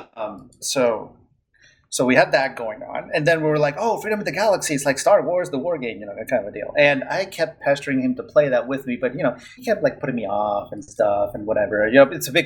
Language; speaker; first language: English; non-native, fluent; Spanish